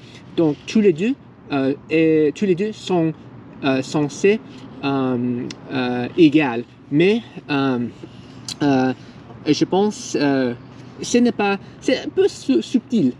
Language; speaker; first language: French; non-native, learner; English